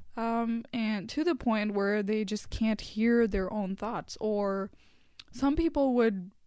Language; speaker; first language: English; non-native, local second language; Hindi